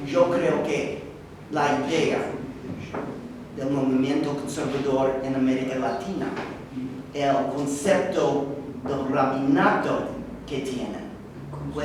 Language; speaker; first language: Spanish; non-native, fluent; English